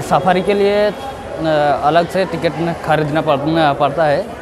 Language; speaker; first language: Hindi; non-native, local second language; Odia